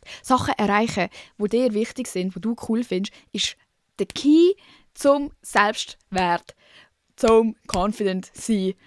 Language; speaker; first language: German; native; German